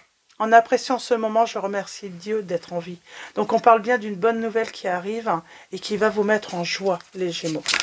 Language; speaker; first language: French; native; French